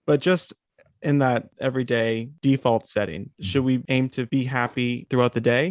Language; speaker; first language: English; native; English